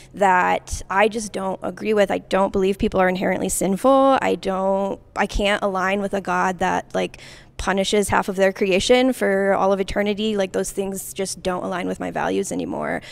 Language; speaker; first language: English; native; English